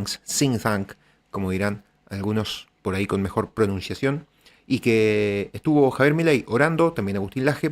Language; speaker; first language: Spanish; native; Spanish